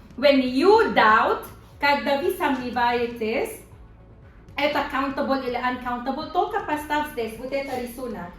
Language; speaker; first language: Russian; non-native, learner; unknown